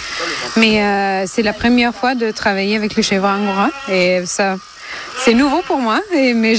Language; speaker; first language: French; non-native, learner; German